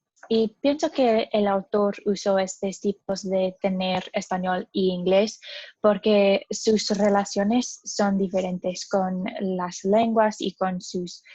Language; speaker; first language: Spanish; non-native, learner; English